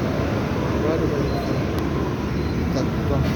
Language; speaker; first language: Russian; non-native, local second language; Kyrgyz